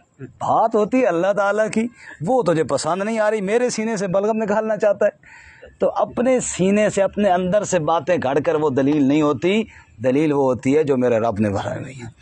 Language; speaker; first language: Urdu; non-native, local second language; Punjabi